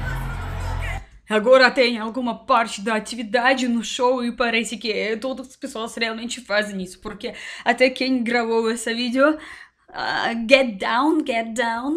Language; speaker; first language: Portuguese; non-native, learner; Russian